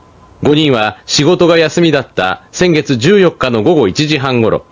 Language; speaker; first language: Japanese; native; Japanese